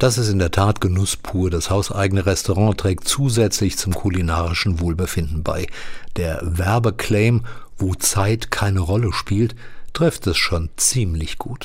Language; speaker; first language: German; native; German